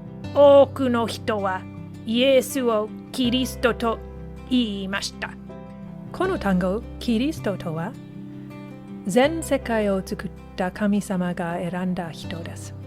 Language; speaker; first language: Japanese; non-native, learner; English